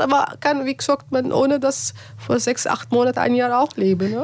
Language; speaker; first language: German; non-native, learner; Arabic